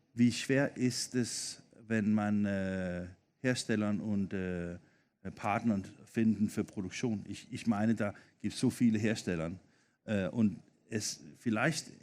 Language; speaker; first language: German; non-native, fluent; Danish